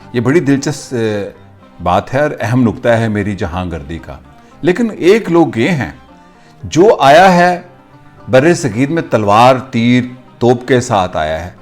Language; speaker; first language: Hindi; non-native, local second language; Punjabi